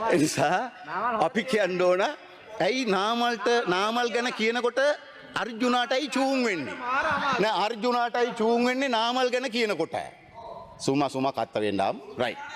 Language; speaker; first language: Sinhala; non-native, local second language; Tamil